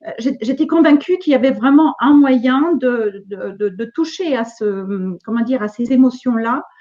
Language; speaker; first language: French; non-native, fluent; German